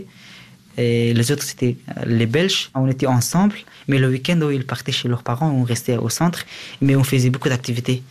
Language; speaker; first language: French; early bilingual, other home language; Persian